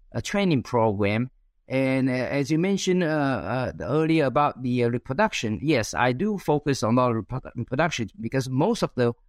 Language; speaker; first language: English; non-native, fluent; Chinese